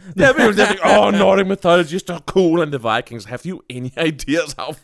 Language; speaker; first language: English; non-native, fluent; Danish